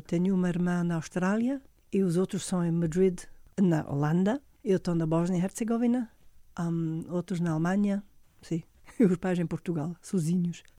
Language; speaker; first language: Portuguese; non-native, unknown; German